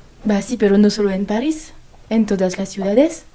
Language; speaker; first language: Spanish; non-native, learner; French